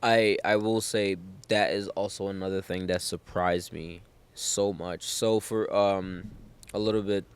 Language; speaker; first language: English; native; English